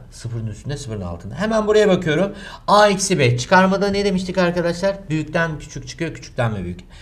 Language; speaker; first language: Turkish; native; Turkish